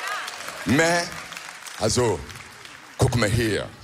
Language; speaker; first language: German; non-native, learner; French